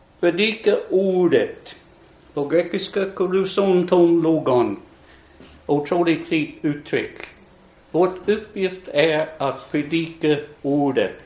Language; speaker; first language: Swedish; non-native, fluent; English